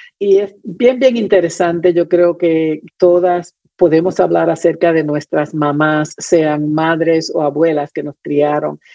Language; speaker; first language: Spanish; native; Spanish